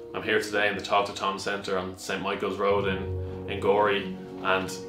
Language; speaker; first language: English; native; English